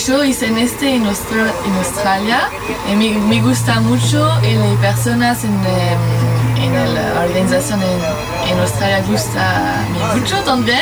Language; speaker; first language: Spanish; non-native, learner; French